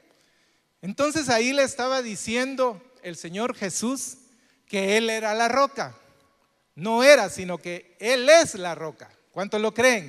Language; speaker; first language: Spanish; native; Spanish